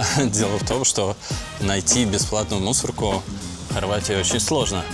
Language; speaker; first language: Russian; native; Russian